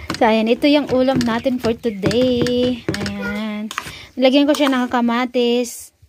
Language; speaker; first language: Filipino; non-native, local second language; Cebuano